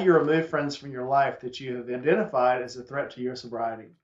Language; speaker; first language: English; native; English